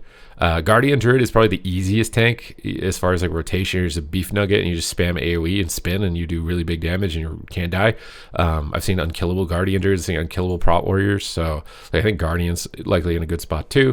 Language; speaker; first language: English; native; English